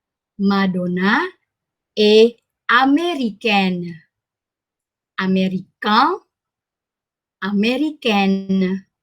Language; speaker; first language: French; non-native, fluent; Indonesian